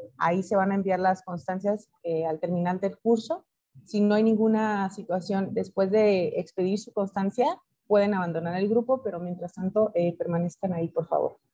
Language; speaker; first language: Spanish; native; Spanish